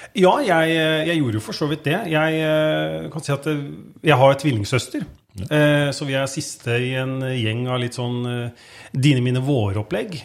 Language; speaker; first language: Norwegian; native; Norwegian